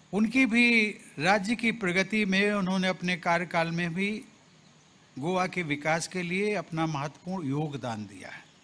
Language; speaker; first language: Hindi; native; Hindi